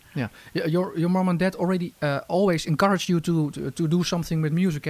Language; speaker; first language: English; non-native, fluent; Dutch